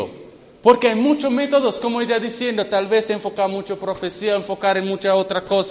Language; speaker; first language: Spanish; non-native, fluent; English